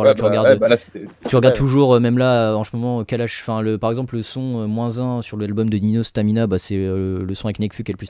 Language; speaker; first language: French; native; French